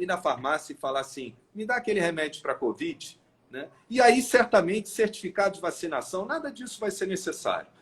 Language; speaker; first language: Portuguese; native; Portuguese